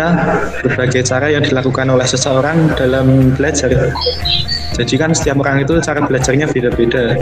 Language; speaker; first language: Indonesian; native; Indonesian